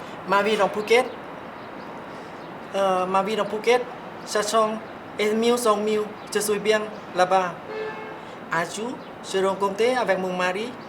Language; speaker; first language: French; non-native, learner; Thai